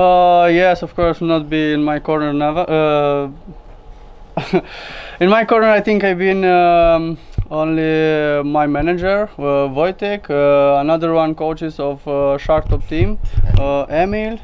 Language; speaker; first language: English; non-native, learner; Romanian